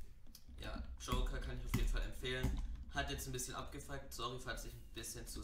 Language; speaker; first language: German; native; German